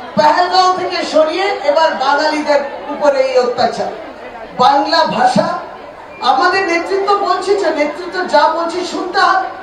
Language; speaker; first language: Bangla; native; Bangla